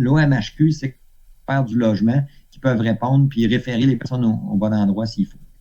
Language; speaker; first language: French; native; French